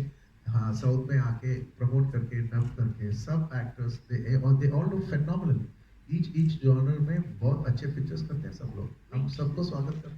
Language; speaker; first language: Hindi; non-native, local second language; Telugu